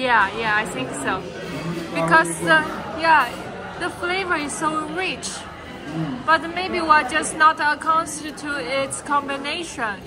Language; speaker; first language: English; non-native, learner; Chinese